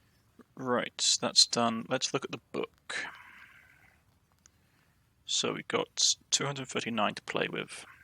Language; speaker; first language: English; native; English